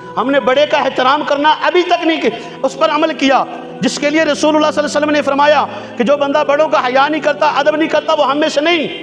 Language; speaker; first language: Urdu; non-native, local second language; Punjabi